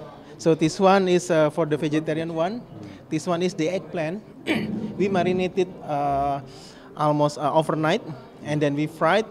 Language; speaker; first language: English; non-native, fluent; Indonesian